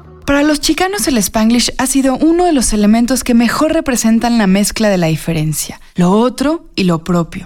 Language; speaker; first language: Spanish; native; Spanish